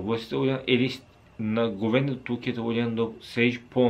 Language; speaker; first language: Portuguese; non-native, learner; Turkish